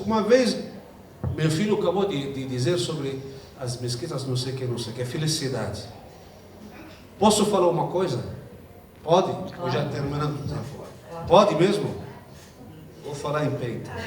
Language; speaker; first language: Portuguese; non-native, fluent; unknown